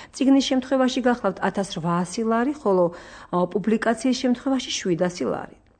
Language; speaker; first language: Georgian; native; Georgian